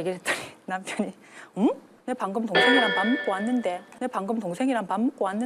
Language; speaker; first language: Korean; native; Korean